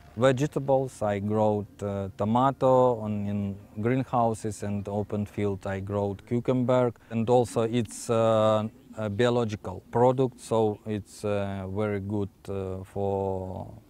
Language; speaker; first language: English; non-native, learner; Ukrainian